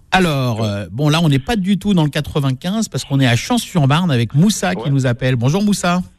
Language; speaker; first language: French; native; French